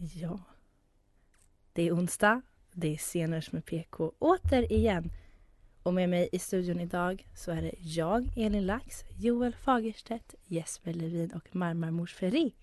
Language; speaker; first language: Swedish; native; Swedish